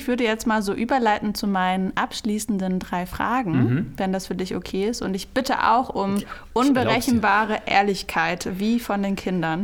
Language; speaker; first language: German; native; German